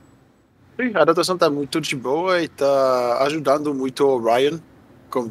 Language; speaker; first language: Portuguese; non-native, fluent; French